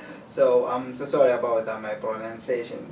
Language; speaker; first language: English; non-native, learner; Arabic